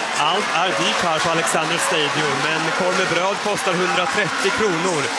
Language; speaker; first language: Swedish; native; Swedish